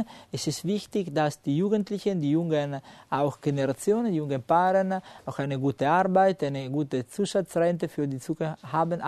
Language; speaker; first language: German; non-native, local second language; Italian